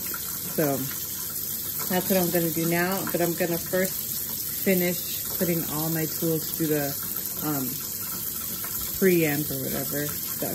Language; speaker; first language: English; native; English